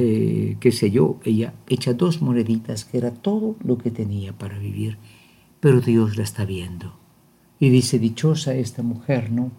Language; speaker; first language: Spanish; native; Spanish